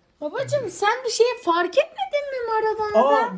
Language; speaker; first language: Turkish; native; Turkish